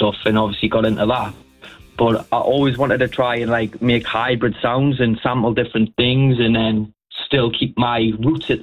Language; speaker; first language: English; native; English